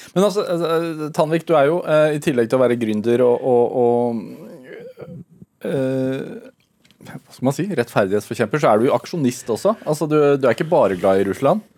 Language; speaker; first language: Norwegian; native; Norwegian